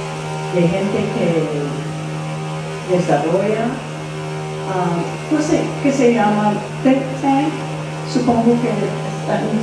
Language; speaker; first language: Spanish; non-native, fluent; English